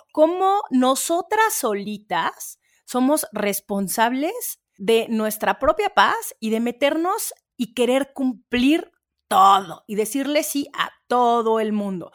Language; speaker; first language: Spanish; native; Spanish